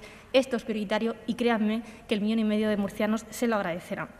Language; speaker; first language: Spanish; native; Spanish